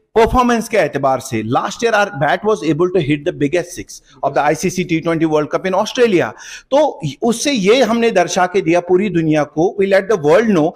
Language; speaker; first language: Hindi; non-native, local second language; Kashmiri